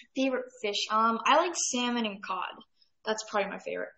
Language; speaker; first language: English; native; English